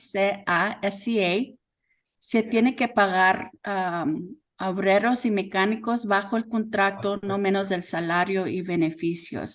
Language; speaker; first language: Spanish; early bilingual, heritage; Spanish